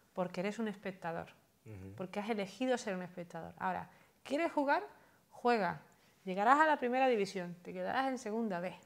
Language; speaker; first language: Spanish; native; Spanish